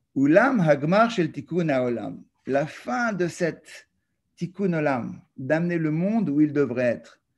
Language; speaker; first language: French; native; French